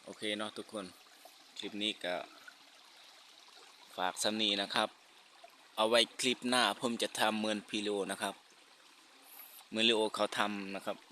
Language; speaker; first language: Thai; non-native, local second language; Lao